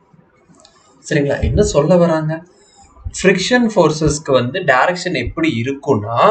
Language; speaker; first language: Tamil; native; Tamil